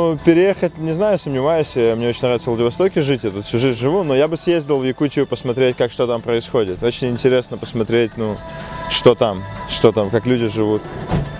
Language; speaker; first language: Russian; native; Russian